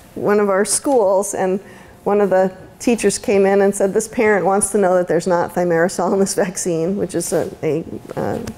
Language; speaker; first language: English; native; English